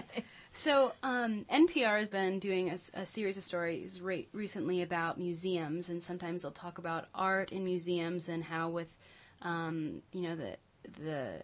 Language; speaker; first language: English; native; English